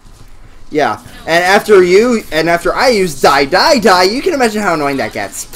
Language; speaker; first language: English; native; English